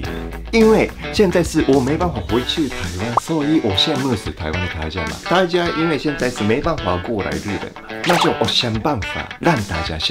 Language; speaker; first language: Chinese; non-native, fluent; Japanese